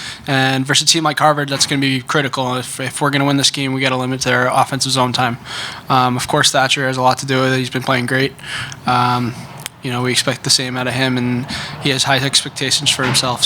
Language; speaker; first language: English; native; English